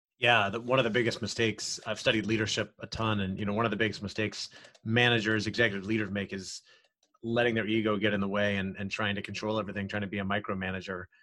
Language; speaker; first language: English; native; English